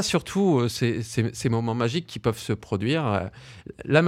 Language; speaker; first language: French; native; French